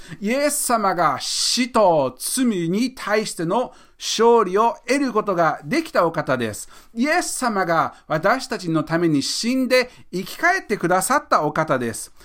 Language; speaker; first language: Japanese; non-native, fluent; English